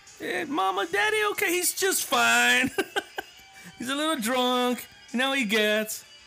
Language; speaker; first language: English; early bilingual, other home language; Spanish